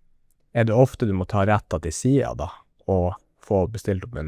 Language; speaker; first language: Norwegian; native; Norwegian